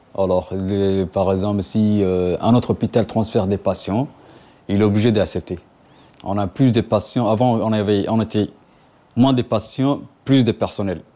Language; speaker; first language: French; non-native, local second language; Somali